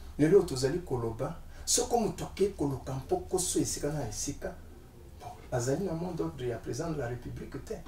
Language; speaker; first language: Lingala; non-native, local second language; Luba-Lulua